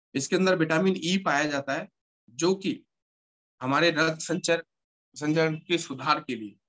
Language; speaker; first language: Hindi; native; Hindi